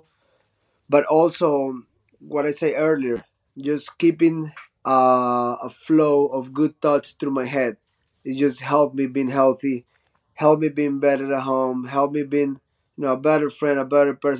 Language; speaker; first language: English; non-native, fluent; Spanish